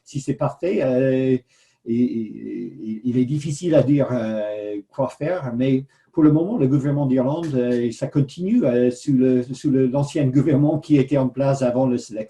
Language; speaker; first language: French; non-native, fluent; English